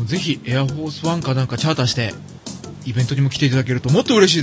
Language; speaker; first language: Japanese; native; Japanese